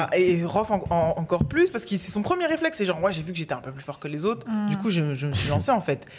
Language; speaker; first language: French; native; French